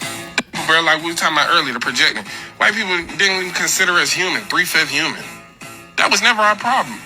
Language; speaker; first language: English; native; English